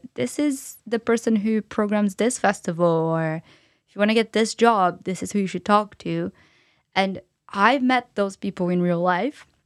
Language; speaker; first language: English; non-native, fluent; Portuguese